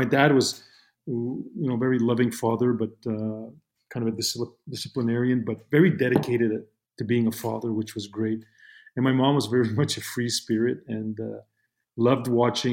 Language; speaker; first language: English; non-native, fluent; Italian